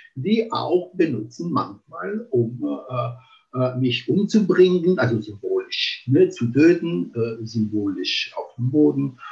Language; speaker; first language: German; non-native, fluent; Italian